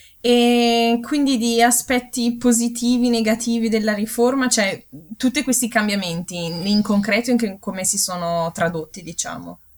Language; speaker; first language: Italian; native; Italian